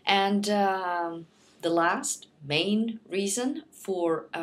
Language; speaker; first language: English; non-native, fluent; Norwegian